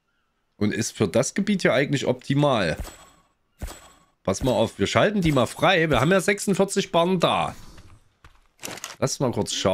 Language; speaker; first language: German; native; German